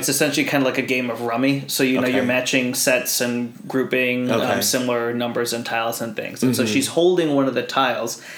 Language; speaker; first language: English; early bilingual, other home language; Filipino